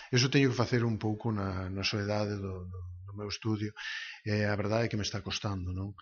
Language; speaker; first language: Galician; native; Galician